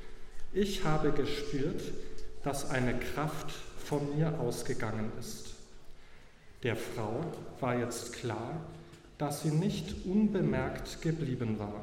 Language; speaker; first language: German; native; German